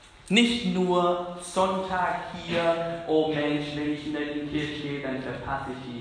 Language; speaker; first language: German; non-native, fluent; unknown